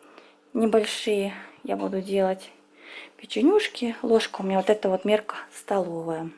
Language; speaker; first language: Russian; native; Russian